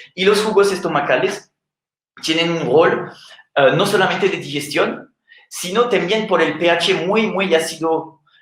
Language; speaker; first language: Spanish; non-native, fluent; French